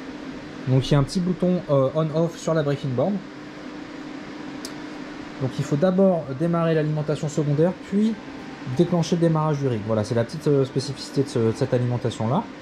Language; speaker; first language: French; native; French